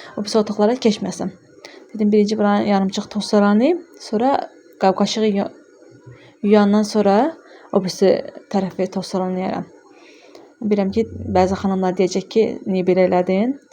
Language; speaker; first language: Azerbaijani; non-native, local second language; Lezghian